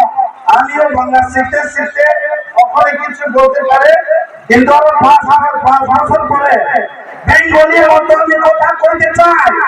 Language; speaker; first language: Bangla; non-native, learner; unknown